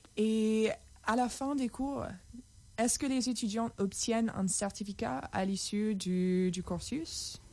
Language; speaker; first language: French; non-native, fluent; English